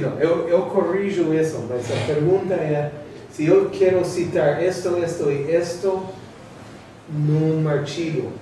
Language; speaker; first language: Portuguese; non-native, fluent; English